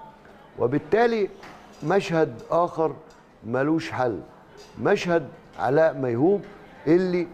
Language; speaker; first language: Arabic; native; Arabic